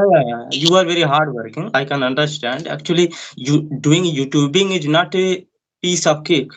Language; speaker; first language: English; non-native, learner; Hindi